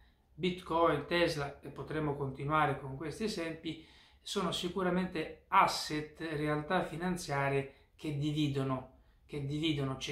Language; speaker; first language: Italian; native; Italian